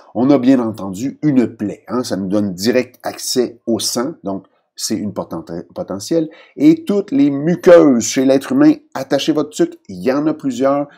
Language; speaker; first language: French; native; French